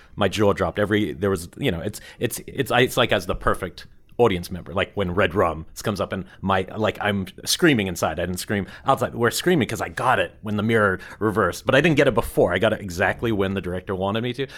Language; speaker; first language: English; native; English